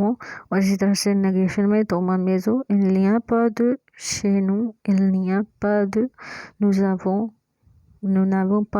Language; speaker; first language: French; non-native, fluent; Hindi